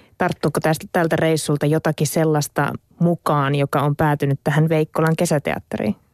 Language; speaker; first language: Finnish; native; Finnish